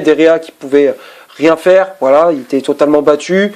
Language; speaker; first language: French; native; French